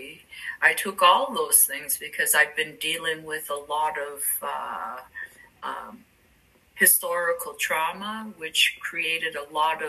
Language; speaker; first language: English; native; English